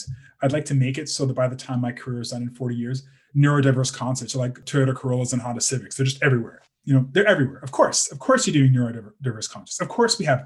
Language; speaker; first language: English; native; English